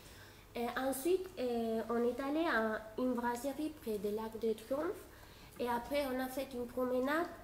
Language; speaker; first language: French; non-native, fluent; Spanish